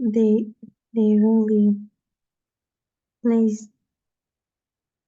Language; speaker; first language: English; non-native, learner; Russian